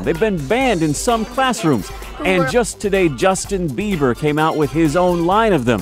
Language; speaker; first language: English; native; English